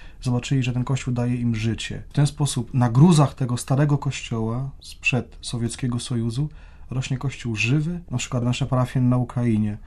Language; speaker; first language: Polish; native; Polish